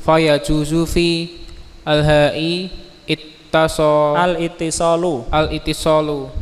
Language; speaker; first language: Arabic; non-native, learner; Indonesian